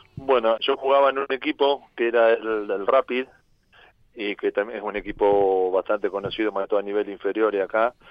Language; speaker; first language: Spanish; native; Spanish